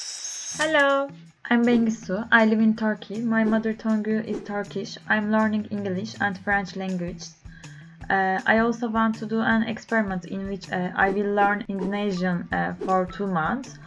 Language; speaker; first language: English; non-native, learner; Turkish